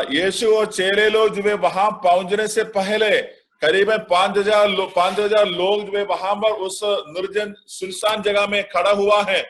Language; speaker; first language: Hindi; non-native, local second language; Malayalam